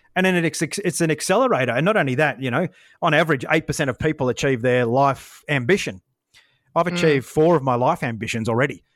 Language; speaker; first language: English; native; English